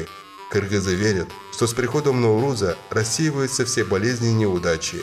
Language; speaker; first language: Russian; non-native, local second language; Kyrgyz